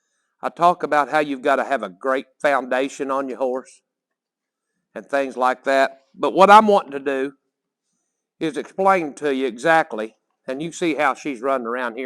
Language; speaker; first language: English; native; English